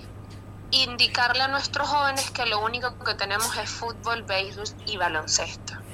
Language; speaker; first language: Spanish; native; Spanish